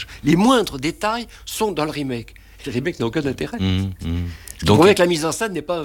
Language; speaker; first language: French; native; French